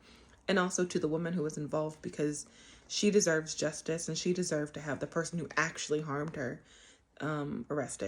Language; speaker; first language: English; native; English